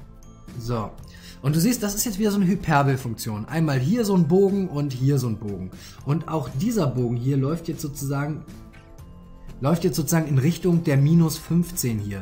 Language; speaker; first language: German; native; German